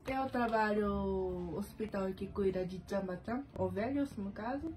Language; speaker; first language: Portuguese; early bilingual, other home language; Japanese